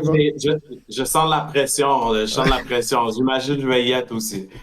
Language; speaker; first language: French; native; French